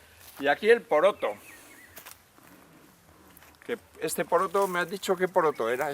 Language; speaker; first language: Spanish; native; Spanish